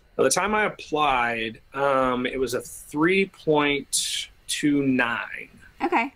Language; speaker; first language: English; native; English